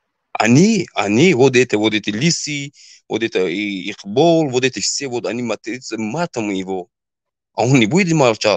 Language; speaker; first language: Russian; non-native, local second language; Tajik